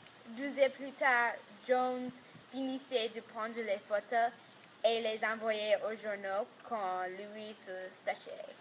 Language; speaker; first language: French; non-native, learner; English